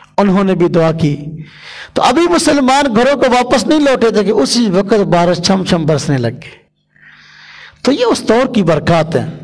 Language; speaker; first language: Urdu; non-native, local second language; Punjabi